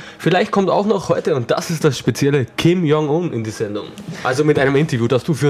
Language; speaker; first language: German; native; German